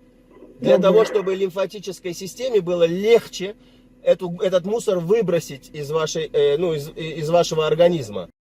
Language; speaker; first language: Russian; native; Russian